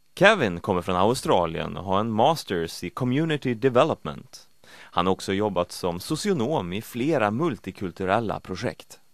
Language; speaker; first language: Swedish; native; Swedish